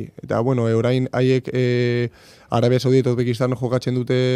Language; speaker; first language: Basque; non-native, local second language; Spanish